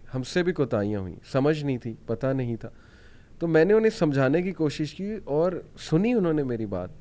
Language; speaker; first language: Urdu; native; Urdu